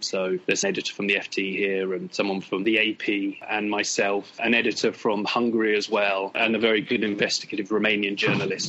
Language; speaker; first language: English; native; English